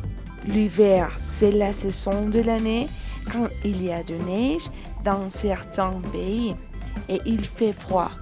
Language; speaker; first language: French; non-native, fluent; Spanish